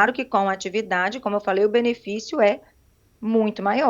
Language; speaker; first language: Portuguese; native; Portuguese